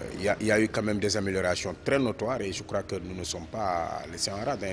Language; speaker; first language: French; non-native, local second language; Wolof